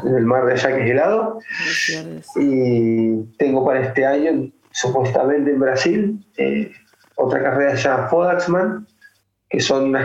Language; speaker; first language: Spanish; native; Spanish